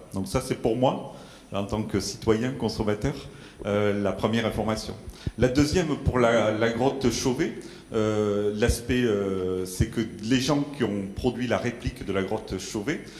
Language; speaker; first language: French; native; French